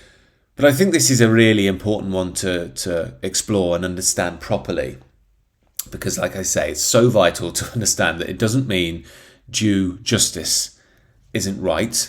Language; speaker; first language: English; native; English